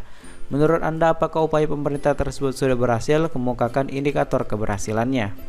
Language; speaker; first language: Indonesian; native; Indonesian